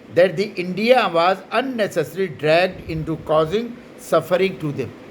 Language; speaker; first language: English; non-native, local second language; Hindi